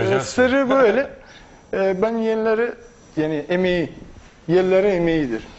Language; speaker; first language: Turkish; non-native, fluent; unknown